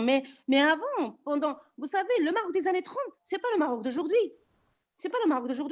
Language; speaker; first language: French; non-native, local second language; Arabic